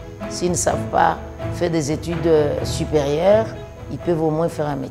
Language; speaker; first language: French; non-native, local second language; Swahili